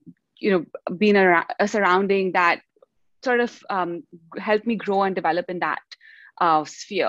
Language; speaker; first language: English; non-native, local second language; Hindi